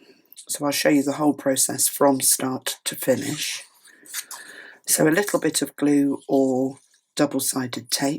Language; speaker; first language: English; native; English